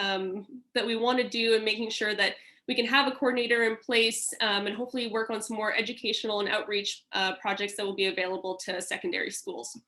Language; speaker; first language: English; native; English